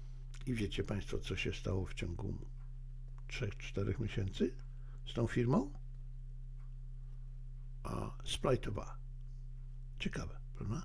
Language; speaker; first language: Polish; native; Polish